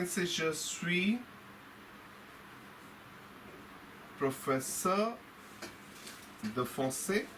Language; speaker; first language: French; non-native, fluent; Hindi